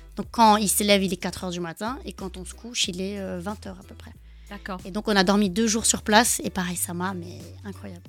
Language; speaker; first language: French; native; French